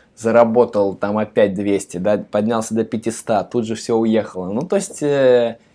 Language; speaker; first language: Russian; native; Russian